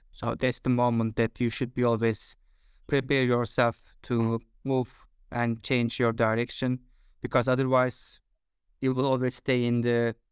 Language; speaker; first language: English; non-native, fluent; Turkish